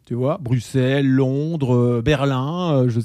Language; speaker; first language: French; native; French